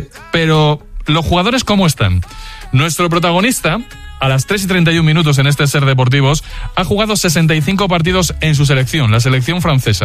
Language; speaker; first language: Spanish; native; Spanish